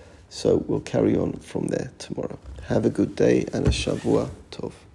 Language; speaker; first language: English; native; English